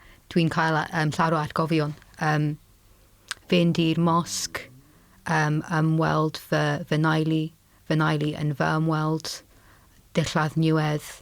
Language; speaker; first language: Welsh; non-native, local second language; English